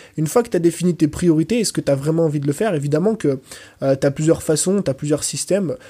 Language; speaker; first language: French; early bilingual, other home language; Portuguese